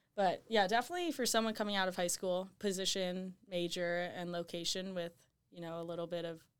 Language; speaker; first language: English; native; English